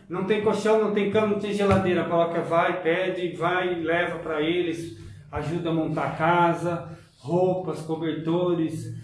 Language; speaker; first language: Portuguese; native; Portuguese